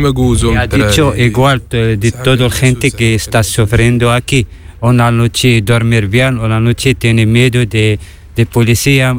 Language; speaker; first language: Spanish; non-native, learner; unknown